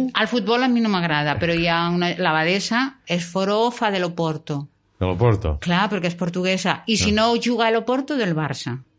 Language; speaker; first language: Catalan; non-native, local second language; Spanish